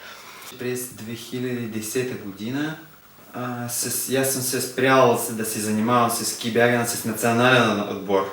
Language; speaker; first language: Bulgarian; non-native, learner; Russian